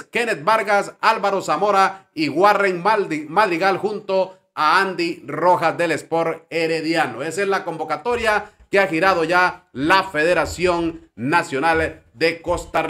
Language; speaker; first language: Spanish; native; Spanish